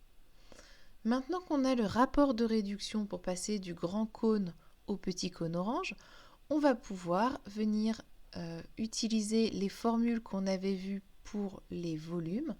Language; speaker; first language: French; native; French